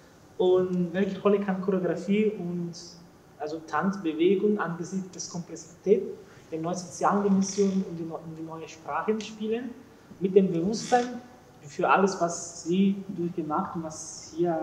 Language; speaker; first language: German; non-native, learner; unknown